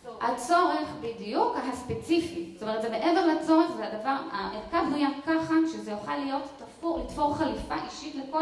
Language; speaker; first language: Hebrew; native; Hebrew